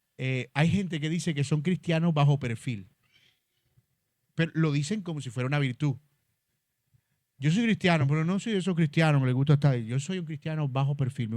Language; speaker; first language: Spanish; native; Spanish